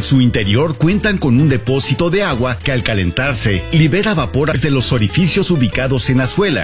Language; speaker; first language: Spanish; native; Spanish